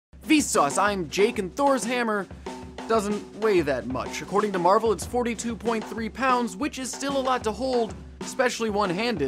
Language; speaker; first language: English; native; English